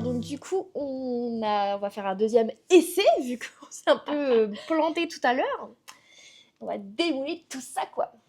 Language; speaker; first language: French; native; French